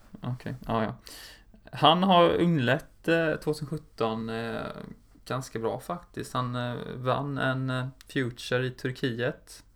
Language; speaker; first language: Swedish; native; Swedish